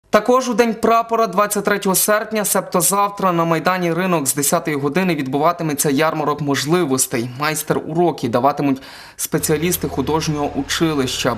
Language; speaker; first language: Ukrainian; native; Ukrainian